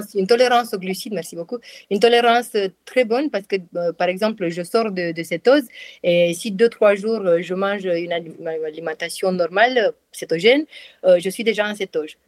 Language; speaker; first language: French; non-native, fluent; Romanian